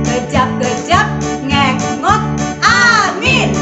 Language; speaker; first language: Indonesian; native; Indonesian